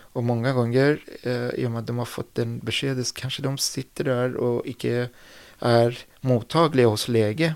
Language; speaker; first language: Swedish; non-native, fluent; Persian